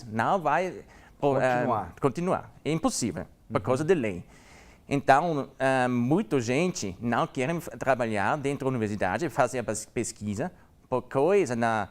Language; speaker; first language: Portuguese; non-native, learner; German